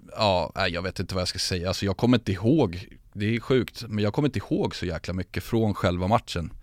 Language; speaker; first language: Swedish; native; Swedish